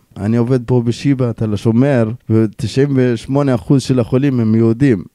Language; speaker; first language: Hebrew; non-native, local second language; Arabic